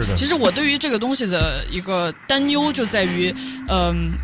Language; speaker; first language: Chinese; native; Chinese